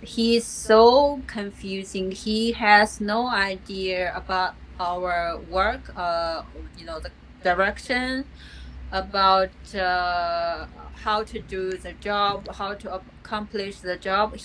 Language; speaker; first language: English; non-native, fluent; Chinese